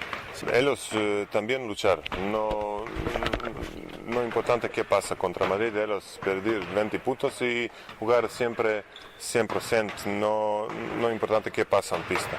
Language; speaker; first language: Spanish; non-native, learner; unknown